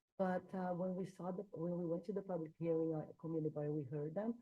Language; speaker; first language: English; non-native, fluent; Portuguese